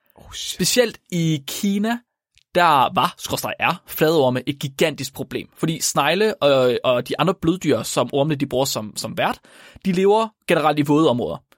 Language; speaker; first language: Danish; native; Danish